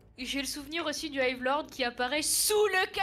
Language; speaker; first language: French; native; French